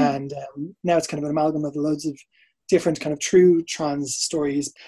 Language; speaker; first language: English; native; English